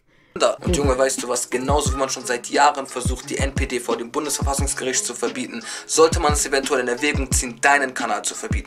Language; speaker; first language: German; native; German